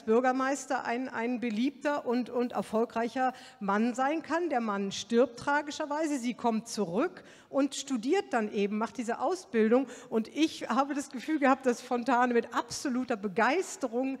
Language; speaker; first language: German; native; German